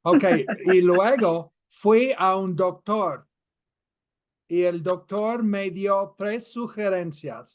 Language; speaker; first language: Spanish; non-native, fluent; English